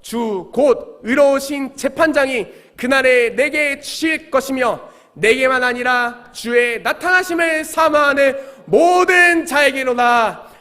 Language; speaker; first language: Korean; native; Korean